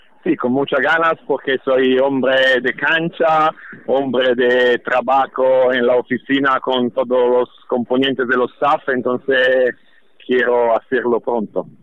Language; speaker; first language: Spanish; non-native, fluent; Italian